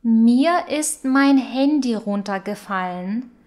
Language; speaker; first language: German; non-native, fluent; Russian